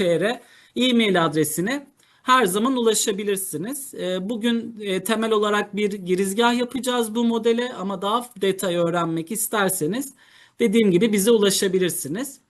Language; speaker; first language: Turkish; native; Turkish